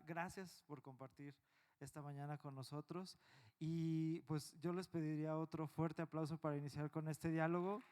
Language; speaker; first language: Spanish; native; Spanish